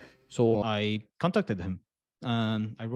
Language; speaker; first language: English; non-native, fluent; Spanish